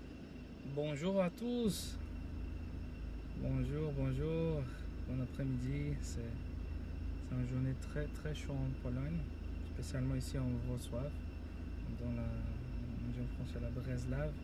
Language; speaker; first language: French; non-native, fluent; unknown